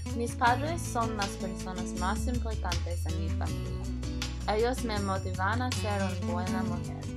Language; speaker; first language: Spanish; non-native, learner; English